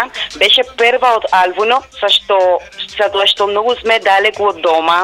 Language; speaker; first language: Macedonian; non-native, learner; Spanish